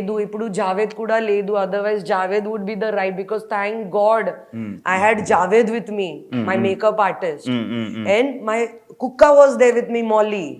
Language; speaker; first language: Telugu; non-native, local second language; Hindi